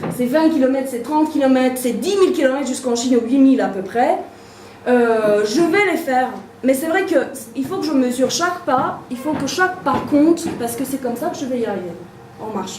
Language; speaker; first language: French; native; French